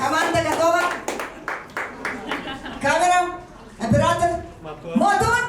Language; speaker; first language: Russian; non-native, local second language; Uzbek